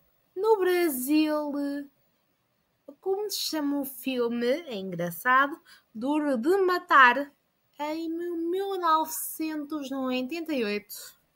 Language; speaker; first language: Portuguese; non-native, learner; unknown